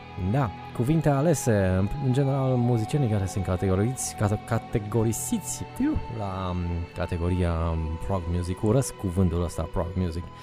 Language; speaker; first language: Romanian; native; Romanian